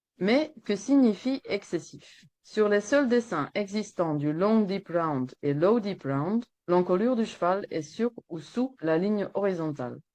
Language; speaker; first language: French; non-native, local second language; Dutch